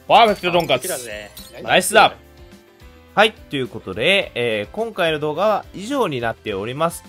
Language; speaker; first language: Japanese; native; Japanese